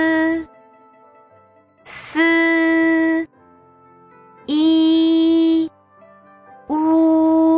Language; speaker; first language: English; non-native, fluent; Chinese